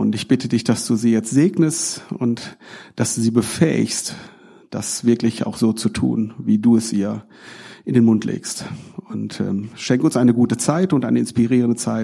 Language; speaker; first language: German; native; German